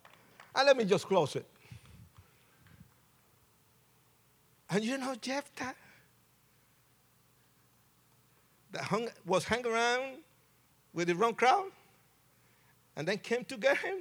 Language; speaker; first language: English; non-native, fluent; Spanish